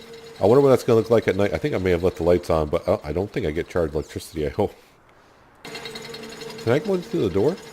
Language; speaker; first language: English; native; English